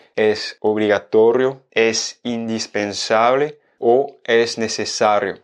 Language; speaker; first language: Spanish; non-native, fluent; French